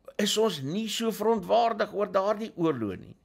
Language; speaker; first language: Afrikaans; native; Afrikaans